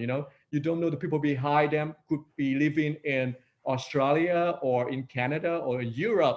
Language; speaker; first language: English; non-native, fluent; Vietnamese